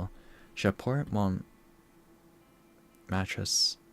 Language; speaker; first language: French; non-native, learner; English